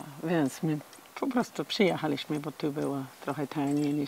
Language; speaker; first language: Polish; non-native, learner; English